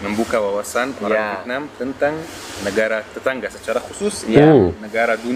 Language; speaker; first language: Indonesian; non-native, fluent; Arabic